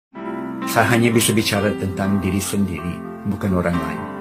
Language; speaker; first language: Indonesian; non-native, fluent; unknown